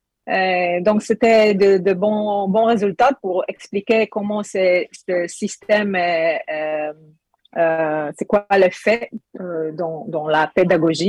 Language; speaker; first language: French; non-native, learner; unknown